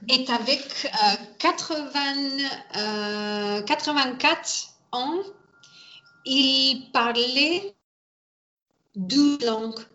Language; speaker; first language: French; non-native, learner; English